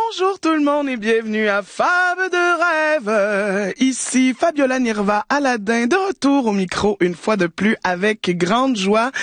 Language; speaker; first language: French; native; French